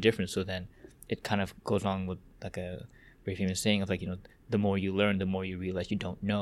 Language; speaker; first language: English; early bilingual, other home language; Korean